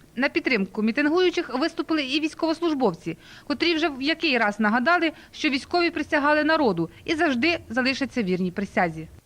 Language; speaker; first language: Ukrainian; native; Ukrainian